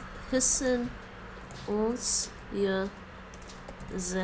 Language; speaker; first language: Dutch; non-native, learner; English